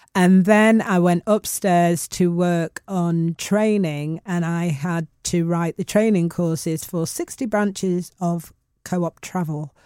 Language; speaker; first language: English; native; English